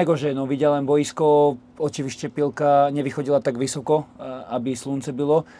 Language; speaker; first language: Polish; non-native, learner; Slovak